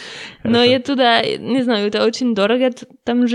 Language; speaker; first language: Russian; non-native, learner; French